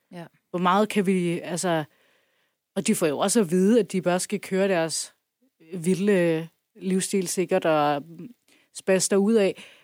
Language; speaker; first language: Danish; early bilingual, other home language; Kurdish